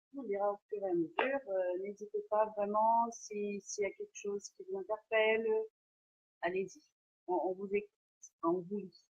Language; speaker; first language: French; non-native, fluent; Portuguese